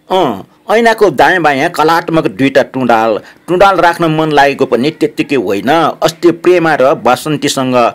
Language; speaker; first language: Nepali; native; Nepali